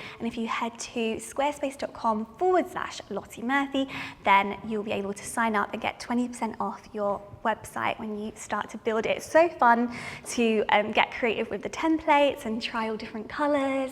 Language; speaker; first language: English; native; English